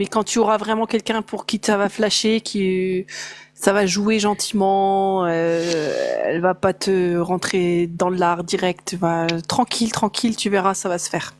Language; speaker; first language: French; native; French